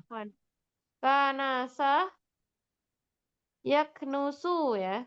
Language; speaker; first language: Arabic; non-native, fluent; Indonesian